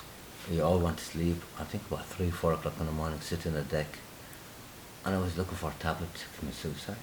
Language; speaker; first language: English; non-native, fluent; Arabic